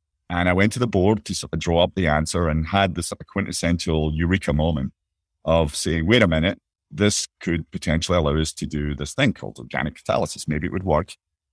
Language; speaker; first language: English; native; English